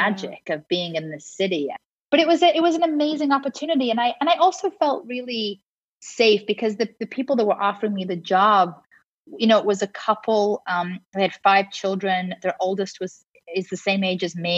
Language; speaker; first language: English; native; English